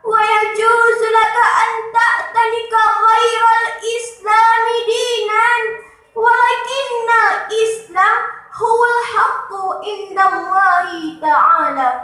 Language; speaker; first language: Arabic; non-native, learner; Achinese